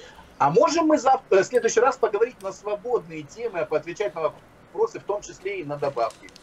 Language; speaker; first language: Russian; native; Russian